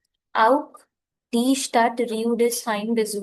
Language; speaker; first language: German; non-native, fluent; Hindi